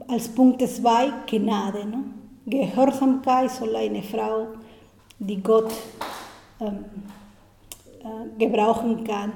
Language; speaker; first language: German; non-native, fluent; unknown